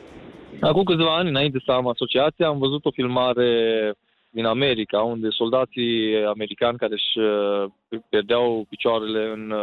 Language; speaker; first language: Romanian; native; Romanian